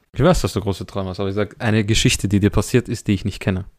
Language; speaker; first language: German; early bilingual, other home language; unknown